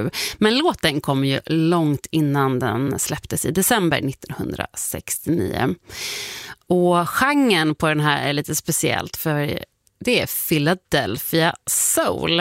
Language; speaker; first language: Swedish; native; Swedish